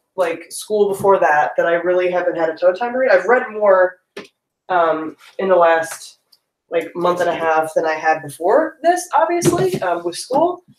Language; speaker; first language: English; native; English